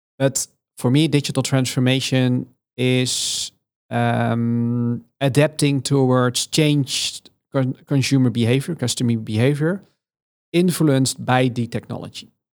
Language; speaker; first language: English; non-native, fluent; Dutch